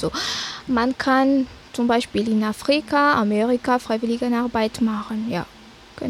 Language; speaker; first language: German; non-native, fluent; Malagasy